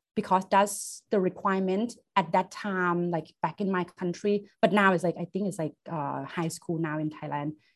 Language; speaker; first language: English; non-native, fluent; Thai